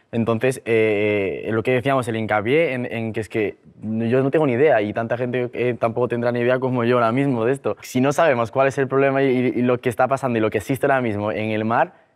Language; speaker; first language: Spanish; native; Spanish